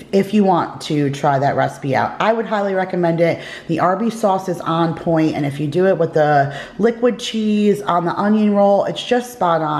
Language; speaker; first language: English; native; English